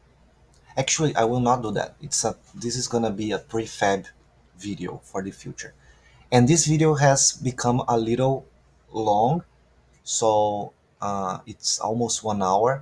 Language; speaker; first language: English; non-native, fluent; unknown